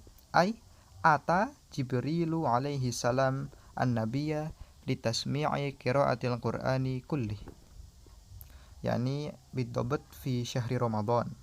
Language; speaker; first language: Arabic; non-native, learner; Indonesian